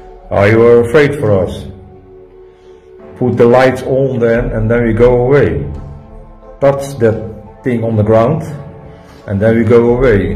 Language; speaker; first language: English; non-native, learner; Dutch